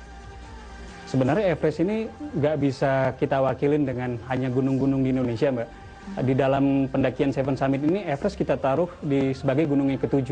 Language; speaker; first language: Indonesian; native; Indonesian